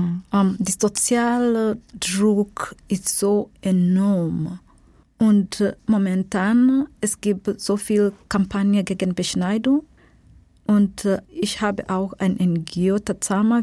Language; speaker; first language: German; non-native, learner; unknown